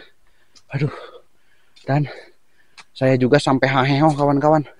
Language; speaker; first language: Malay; non-native, local second language; Sundanese